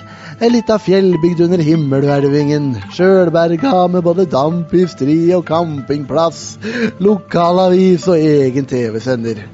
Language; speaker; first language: Norwegian; native; Norwegian